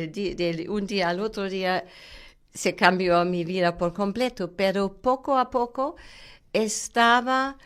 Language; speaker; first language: Spanish; non-native, fluent; German